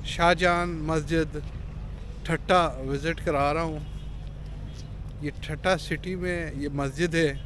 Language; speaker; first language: Urdu; non-native, local second language; Sindhi